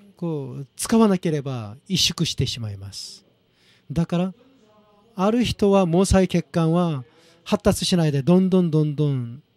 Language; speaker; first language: Japanese; non-native, fluent; Korean